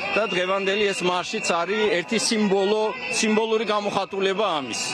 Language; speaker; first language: Georgian; non-native, local second language; Azerbaijani